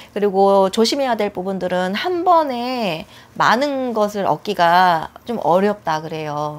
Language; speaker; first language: Korean; native; Korean